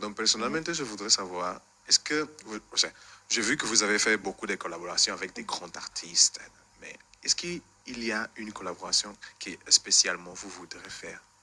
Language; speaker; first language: French; non-native, fluent; Spanish